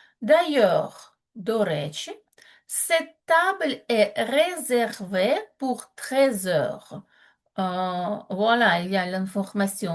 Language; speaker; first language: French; non-native, fluent; Ukrainian